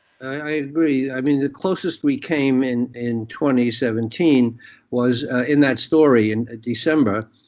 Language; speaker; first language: English; native; English